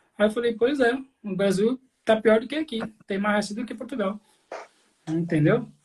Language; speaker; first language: Portuguese; native; Portuguese